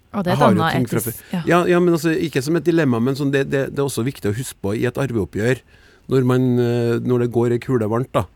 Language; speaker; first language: Norwegian; native; Norwegian